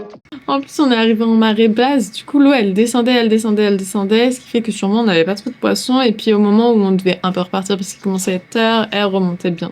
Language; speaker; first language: French; native; French